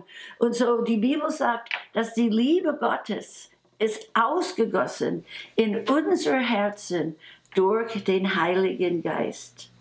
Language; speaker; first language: German; non-native, fluent; English